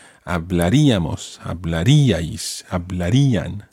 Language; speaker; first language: Spanish; non-native, fluent; English